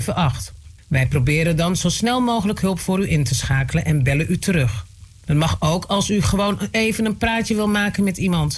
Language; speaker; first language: Dutch; native; Dutch